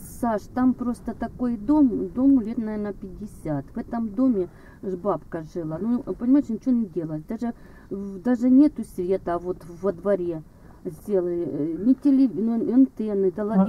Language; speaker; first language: Russian; native; Russian